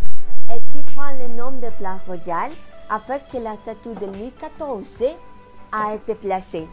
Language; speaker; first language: French; non-native, learner; Spanish